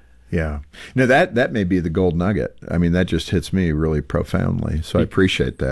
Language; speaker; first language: English; native; English